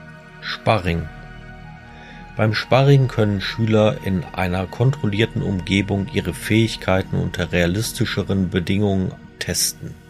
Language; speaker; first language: German; native; German